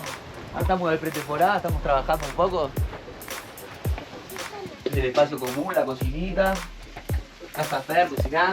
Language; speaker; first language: Spanish; native; Spanish